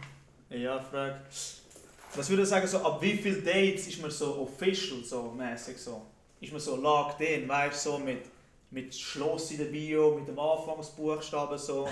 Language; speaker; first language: German; native; German